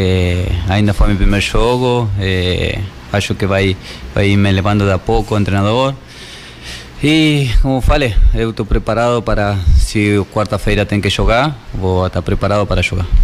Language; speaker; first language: Portuguese; non-native, fluent; Spanish